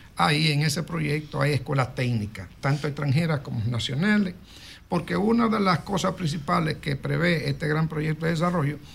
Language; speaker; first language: Spanish; native; Spanish